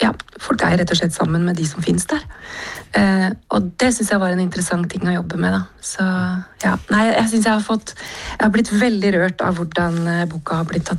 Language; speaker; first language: Norwegian; native; Norwegian